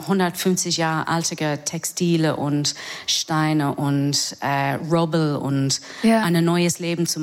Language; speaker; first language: German; non-native, learner; English